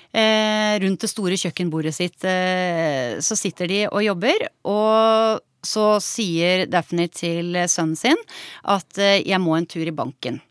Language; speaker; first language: Norwegian; native; Norwegian